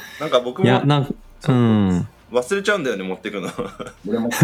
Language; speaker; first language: Japanese; native; Japanese